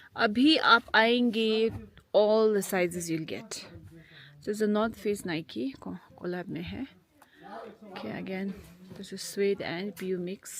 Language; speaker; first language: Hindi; non-native, local second language; Nepali